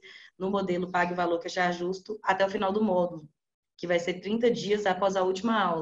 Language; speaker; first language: Portuguese; native; Portuguese